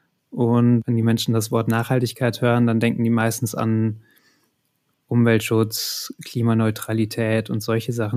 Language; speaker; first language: German; native; German